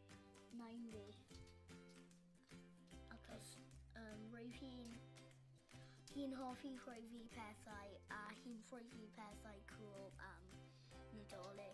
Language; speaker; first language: Welsh; non-native, local second language; English